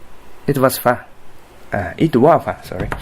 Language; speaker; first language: English; non-native, learner; Japanese